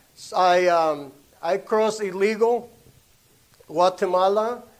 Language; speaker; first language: English; non-native, learner; Spanish